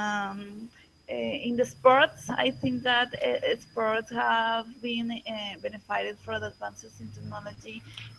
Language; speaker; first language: English; non-native, learner; Spanish